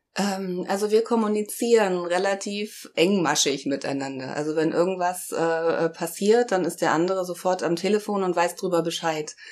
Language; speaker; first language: German; native; German